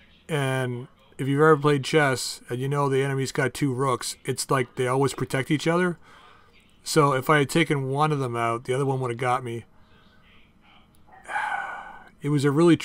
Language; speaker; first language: English; native; English